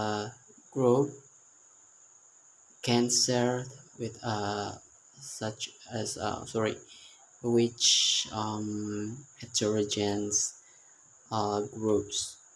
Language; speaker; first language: English; non-native, learner; Indonesian